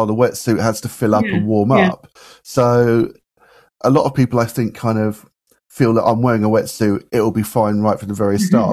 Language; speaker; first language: English; native; English